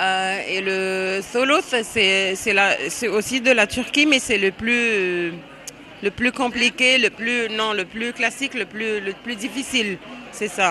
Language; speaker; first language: French; non-native, fluent; Arabic